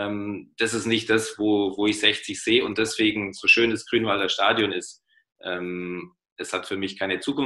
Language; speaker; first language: German; native; German